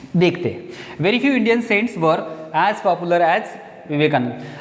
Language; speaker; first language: Hindi; non-native, local second language; Marathi